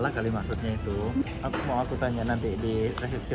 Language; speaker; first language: Indonesian; native; Indonesian